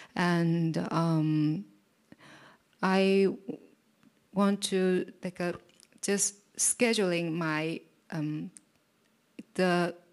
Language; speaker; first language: English; non-native, fluent; Japanese